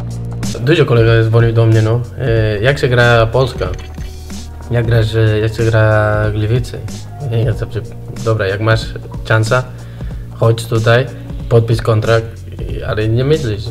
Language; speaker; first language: Polish; non-native, learner; Spanish